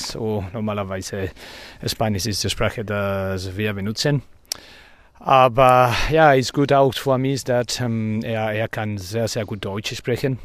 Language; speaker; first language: German; non-native, learner; Spanish